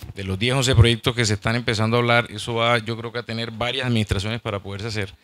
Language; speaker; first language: Spanish; native; Spanish